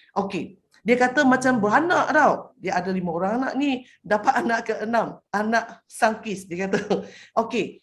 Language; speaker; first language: Malay; non-native, local second language; Chinese